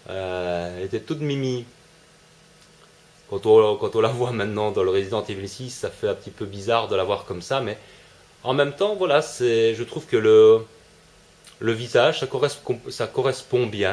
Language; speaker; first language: French; native; French